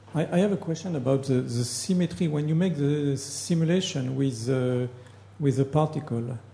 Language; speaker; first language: English; non-native, fluent; French